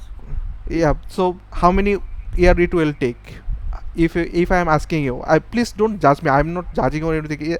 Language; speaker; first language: English; non-native, fluent; Bangla